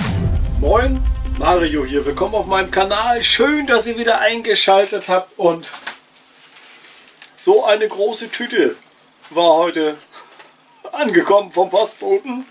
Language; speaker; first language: German; native; German